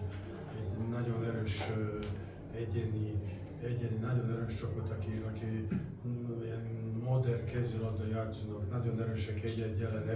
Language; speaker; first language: Hungarian; non-native, fluent; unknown